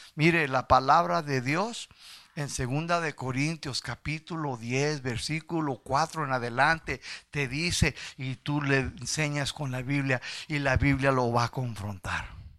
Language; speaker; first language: Spanish; early bilingual, heritage; Spanish